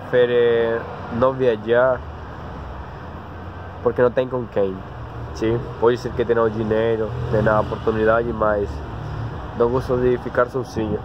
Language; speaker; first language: Portuguese; non-native, learner; Spanish